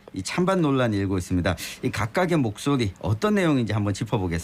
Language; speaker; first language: Korean; native; Korean